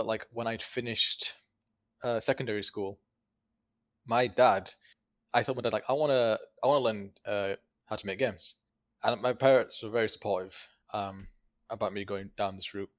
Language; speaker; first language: English; native; English